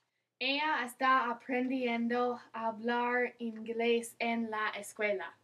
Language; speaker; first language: Spanish; non-native, learner; English